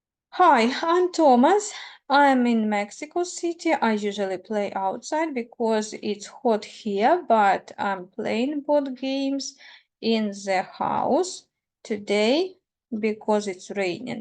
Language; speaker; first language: English; non-native, fluent; Ukrainian